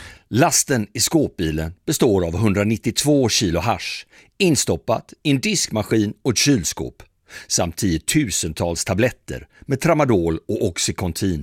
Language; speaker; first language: Swedish; native; Swedish